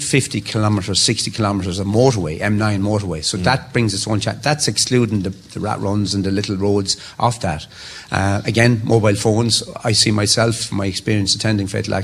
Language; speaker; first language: English; native; English